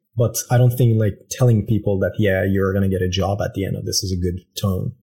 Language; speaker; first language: English; non-native, fluent; Persian